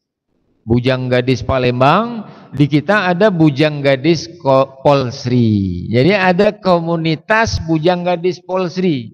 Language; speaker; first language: Indonesian; native; Indonesian